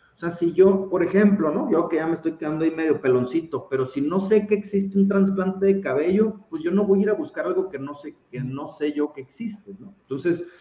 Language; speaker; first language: Spanish; native; Spanish